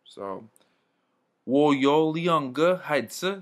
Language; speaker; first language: Chinese; non-native, learner; English